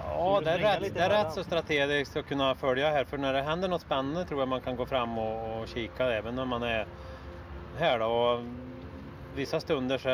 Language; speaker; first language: Swedish; native; Swedish